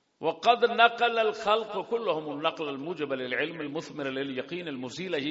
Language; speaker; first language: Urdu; non-native, local second language; Punjabi